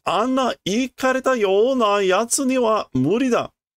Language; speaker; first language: Japanese; non-native, learner; English